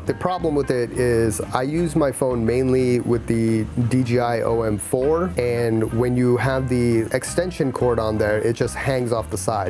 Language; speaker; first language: English; native; English